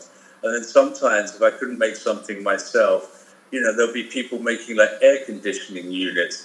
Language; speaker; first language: English; native; English